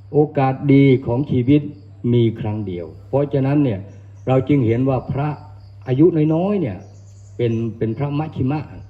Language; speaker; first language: Thai; non-native, local second language; Northern Khmer